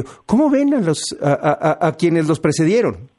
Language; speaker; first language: Spanish; native; Spanish